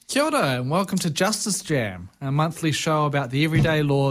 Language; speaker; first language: English; native; English